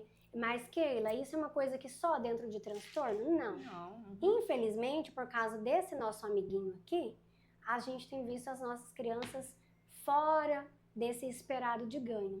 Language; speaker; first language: Portuguese; native; Portuguese